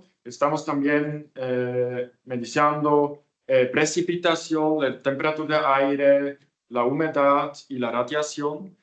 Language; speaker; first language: Spanish; non-native, fluent; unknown